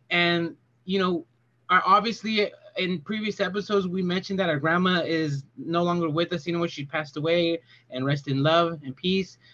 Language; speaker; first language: English; early bilingual, other home language; Spanish